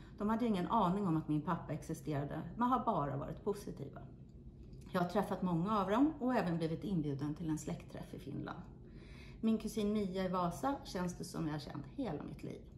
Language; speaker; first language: Swedish; native; Swedish